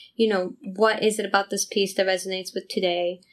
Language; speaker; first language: English; non-native, fluent; Italian